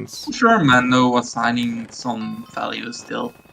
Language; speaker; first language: English; non-native, fluent; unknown